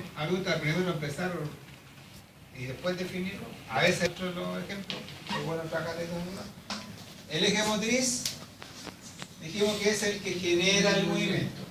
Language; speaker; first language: Spanish; native; Spanish